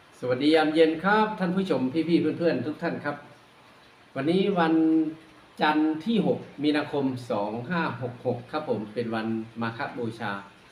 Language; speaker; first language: Thai; non-native, local second language; Northeastern Thai